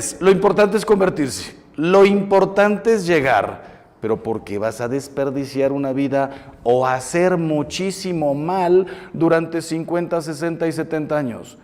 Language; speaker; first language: Spanish; native; Spanish